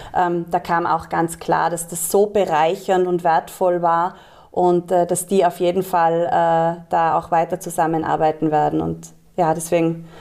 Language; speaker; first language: German; native; German